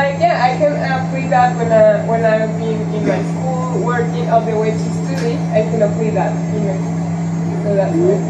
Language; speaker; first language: English; non-native, learner; Spanish